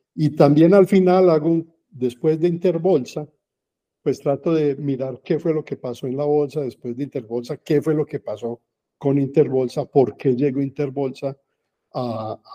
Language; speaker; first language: Spanish; native; Spanish